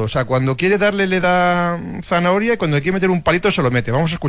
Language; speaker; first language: Spanish; native; Spanish